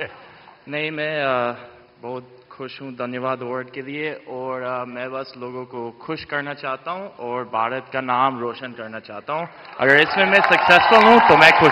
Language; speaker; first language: Hindi; early bilingual, heritage; Hindi